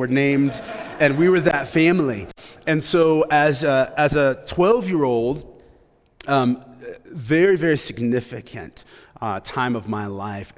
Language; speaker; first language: English; native; English